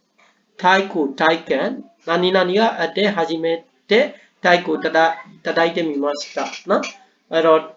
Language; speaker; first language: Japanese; non-native, fluent; Burmese